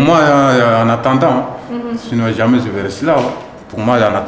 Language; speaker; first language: French; native; French